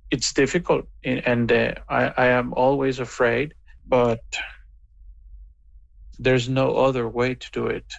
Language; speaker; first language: English; non-native, fluent; Spanish